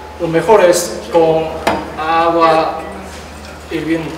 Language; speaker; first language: Spanish; non-native, learner; Chinese